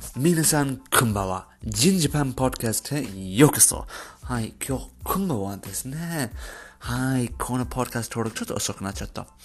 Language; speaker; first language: Japanese; non-native, learner; English